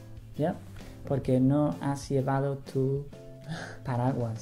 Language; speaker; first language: Spanish; non-native, fluent; English